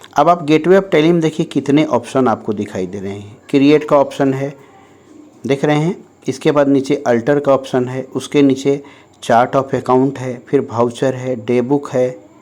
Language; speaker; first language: Hindi; native; Hindi